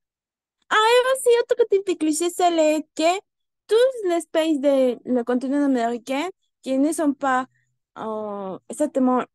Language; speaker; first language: French; non-native, learner; Spanish